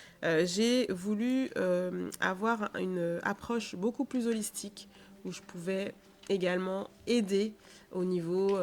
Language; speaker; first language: French; native; French